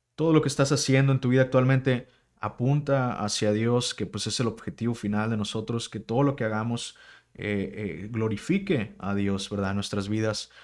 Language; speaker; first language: Spanish; native; Spanish